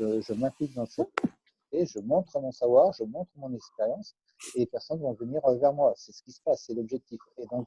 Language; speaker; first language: French; native; French